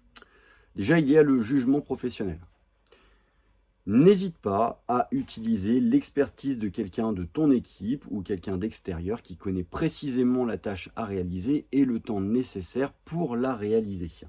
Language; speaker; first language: French; native; French